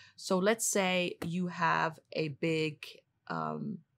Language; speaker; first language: English; non-native, fluent; German